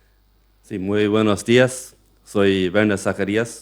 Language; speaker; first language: Spanish; non-native, local second language; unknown